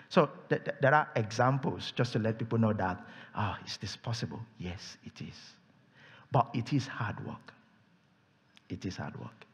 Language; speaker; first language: English; non-native, local second language; Yoruba